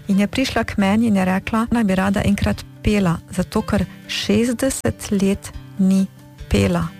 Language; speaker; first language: Slovenian; early bilingual, heritage; Slovenian